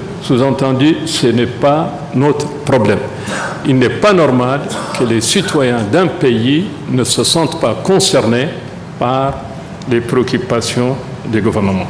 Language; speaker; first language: French; non-native, local second language; Arabic